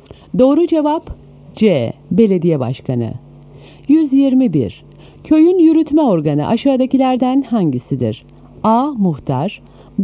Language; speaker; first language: Turkish; native; Turkish